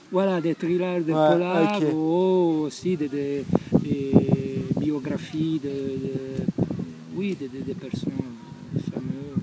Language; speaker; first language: French; non-native, fluent; Italian